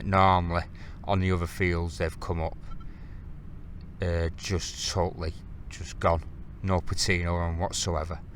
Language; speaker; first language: English; native; English